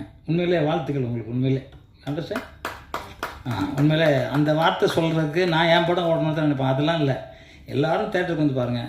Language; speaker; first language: Tamil; native; Tamil